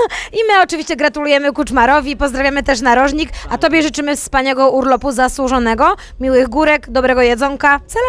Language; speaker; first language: Polish; native; Polish